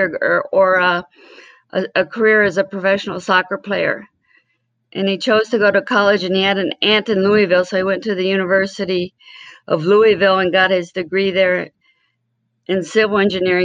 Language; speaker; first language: English; early bilingual, other home language; Spanish